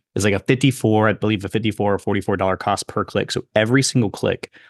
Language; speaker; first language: English; native; English